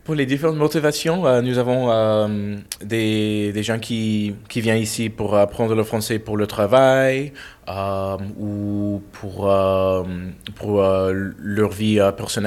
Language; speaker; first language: French; non-native, fluent; English